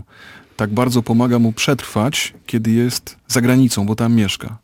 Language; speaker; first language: Polish; native; Polish